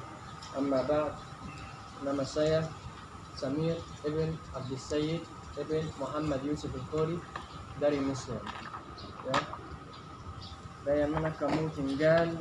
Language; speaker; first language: Indonesian; non-native, learner; Arabic